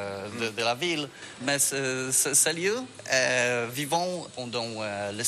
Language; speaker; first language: French; non-native, learner; Polish